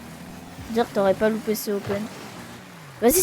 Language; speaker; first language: French; native; French